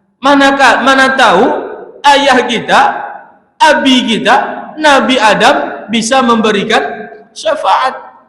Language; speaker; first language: Malay; native; Malay